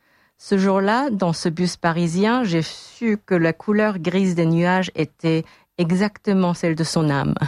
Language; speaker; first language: French; non-native, fluent; Korean